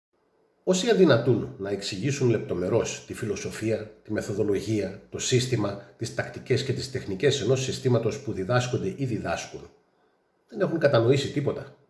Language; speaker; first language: Greek; native; Greek